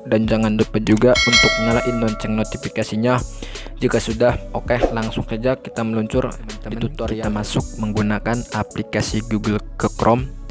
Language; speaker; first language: Indonesian; native; Indonesian